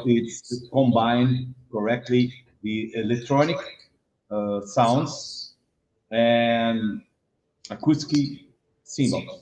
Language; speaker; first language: English; non-native, learner; Portuguese